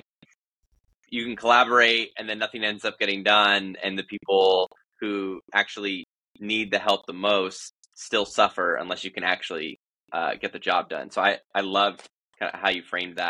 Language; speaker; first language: English; native; English